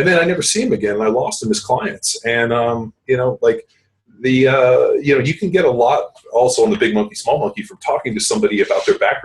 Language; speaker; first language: English; native; English